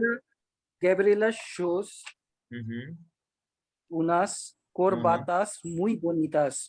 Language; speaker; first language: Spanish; non-native, learner; Hindi